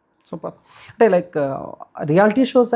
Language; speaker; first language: Telugu; native; Telugu